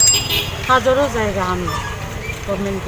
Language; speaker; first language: Hindi; non-native, local second language; Kok Borok